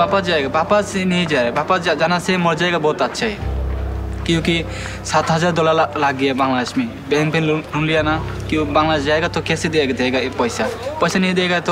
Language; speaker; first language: Hindi; non-native, local second language; Bangla